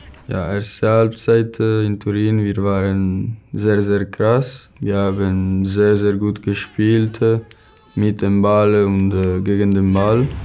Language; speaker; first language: German; non-native, learner; Italian